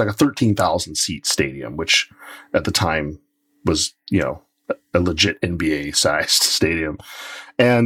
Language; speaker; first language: English; native; English